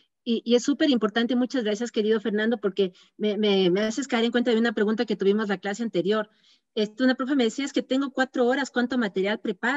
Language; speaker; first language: Spanish; native; Spanish